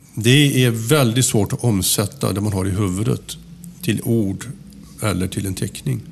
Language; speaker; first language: Swedish; native; Swedish